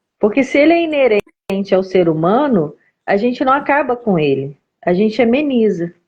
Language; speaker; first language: Portuguese; native; Portuguese